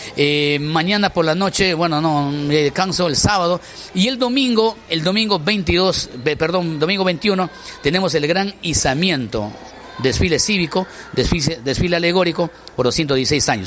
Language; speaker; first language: Spanish; native; Spanish